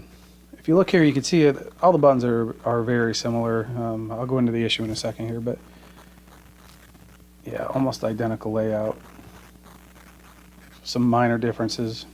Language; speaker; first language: English; native; English